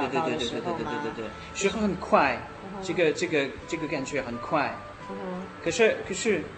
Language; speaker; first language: Chinese; non-native, learner; French